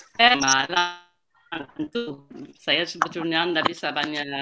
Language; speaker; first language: Indonesian; non-native, learner; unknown